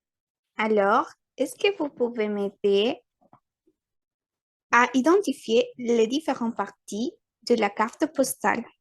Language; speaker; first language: French; non-native, fluent; Spanish